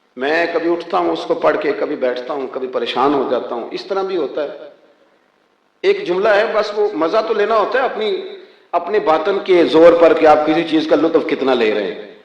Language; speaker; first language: Urdu; non-native, local second language; Punjabi